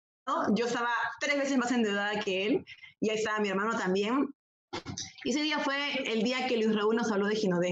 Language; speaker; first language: Spanish; native; Spanish